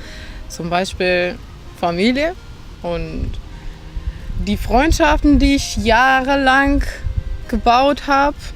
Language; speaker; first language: German; non-native, fluent; Macedonian